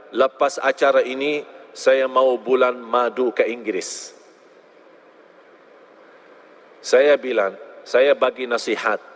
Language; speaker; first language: Indonesian; non-native, fluent; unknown